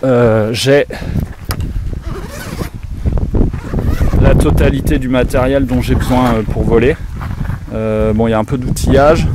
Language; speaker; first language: French; native; French